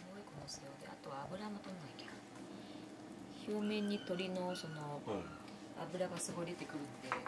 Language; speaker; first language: Japanese; native; Japanese